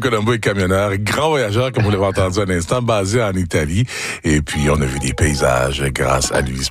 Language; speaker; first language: French; native; French